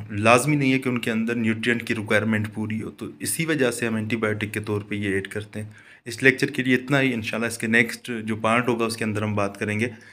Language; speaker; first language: Urdu; non-native, local second language; Sindhi